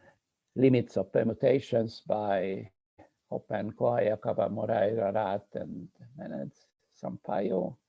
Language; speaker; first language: English; non-native, fluent; Hungarian